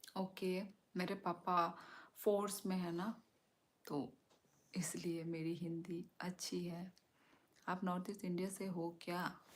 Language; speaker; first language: Hindi; non-native, local second language; Kok Borok